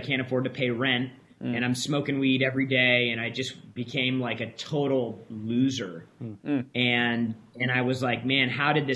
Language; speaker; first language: English; native; English